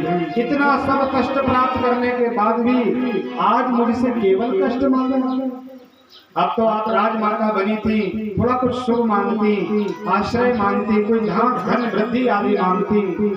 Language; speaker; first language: Hindi; native; Hindi